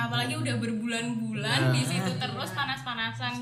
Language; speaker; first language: Indonesian; native; Indonesian